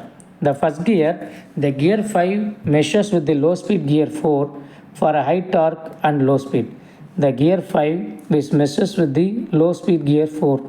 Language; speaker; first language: English; non-native, local second language; Tamil